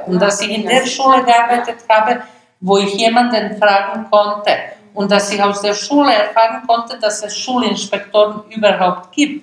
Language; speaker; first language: German; non-native, fluent; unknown